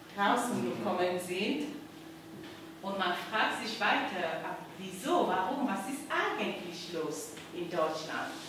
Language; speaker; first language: German; non-native, learner; French